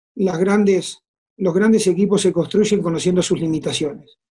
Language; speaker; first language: Spanish; native; Spanish